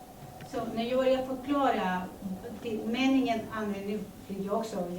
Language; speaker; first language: Swedish; early bilingual, other home language; Spanish